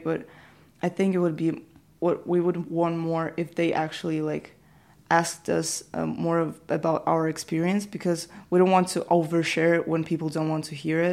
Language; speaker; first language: English; non-native, fluent; Ukrainian